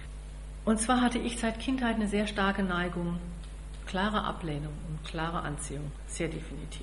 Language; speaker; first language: German; native; German